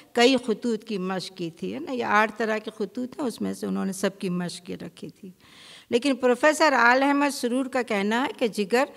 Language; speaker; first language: Urdu; native; Urdu